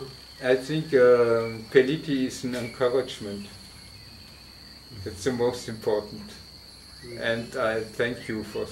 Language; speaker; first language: English; non-native, fluent; German